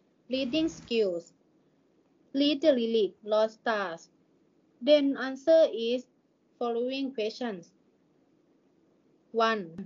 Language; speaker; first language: English; non-native, learner; Thai